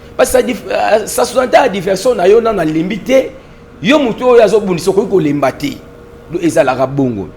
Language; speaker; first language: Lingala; non-native, local second language; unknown